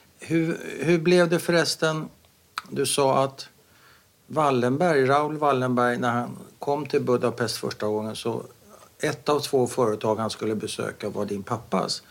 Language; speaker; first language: Swedish; native; Swedish